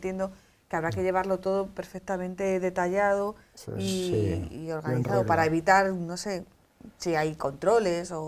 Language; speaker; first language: Spanish; native; Spanish